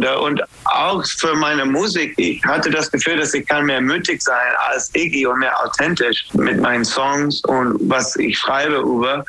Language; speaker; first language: German; non-native, fluent; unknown